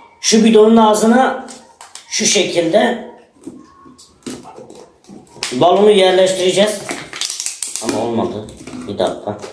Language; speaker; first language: Turkish; native; Turkish